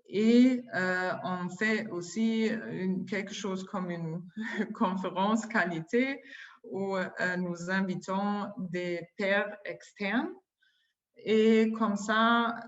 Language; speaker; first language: French; non-native, fluent; German